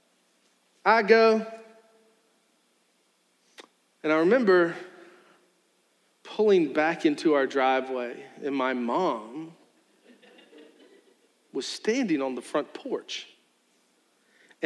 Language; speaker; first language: English; native; English